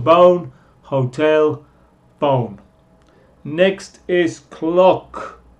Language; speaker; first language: English; non-native, fluent; Spanish